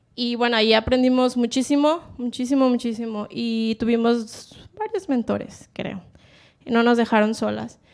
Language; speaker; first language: Spanish; native; Spanish